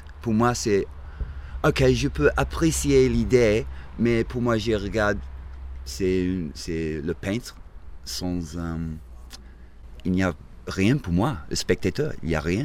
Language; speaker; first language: French; non-native, fluent; English